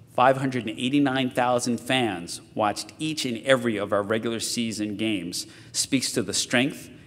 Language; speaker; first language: English; native; English